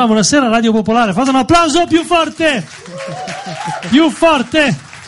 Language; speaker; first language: Italian; native; Italian